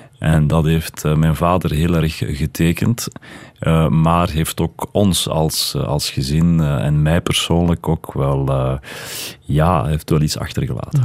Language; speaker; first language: Dutch; early bilingual, other home language; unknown